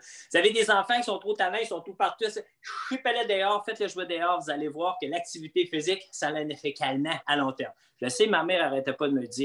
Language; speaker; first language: French; native; French